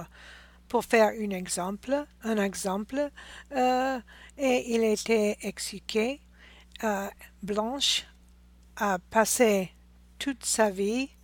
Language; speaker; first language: French; non-native, learner; English